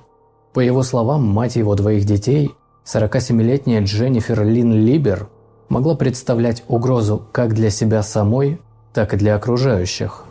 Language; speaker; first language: Russian; native; Russian